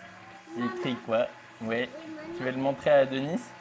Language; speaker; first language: French; native; French